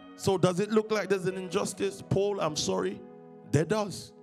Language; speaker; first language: English; native; English